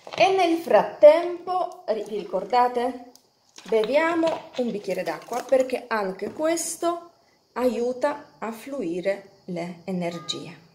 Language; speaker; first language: Italian; non-native, fluent; Polish